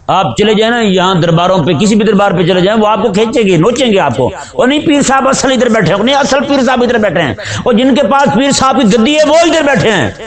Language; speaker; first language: Urdu; native; Urdu